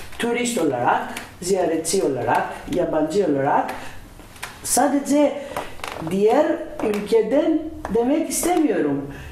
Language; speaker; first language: Turkish; non-native, learner; Greek